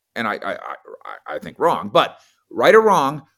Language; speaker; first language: English; native; English